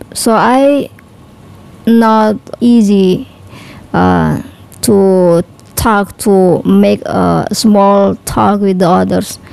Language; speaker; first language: English; non-native, learner; Indonesian